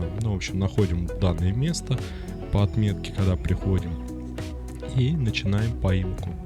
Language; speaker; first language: Russian; native; Russian